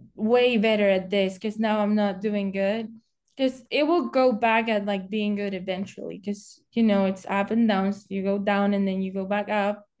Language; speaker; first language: English; non-native, fluent; Spanish